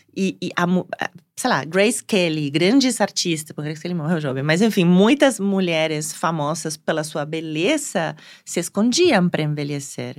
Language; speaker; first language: Portuguese; non-native, fluent; Spanish